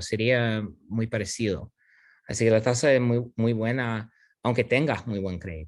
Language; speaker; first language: Spanish; non-native, fluent; English